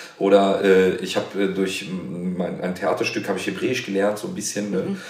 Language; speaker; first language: German; native; German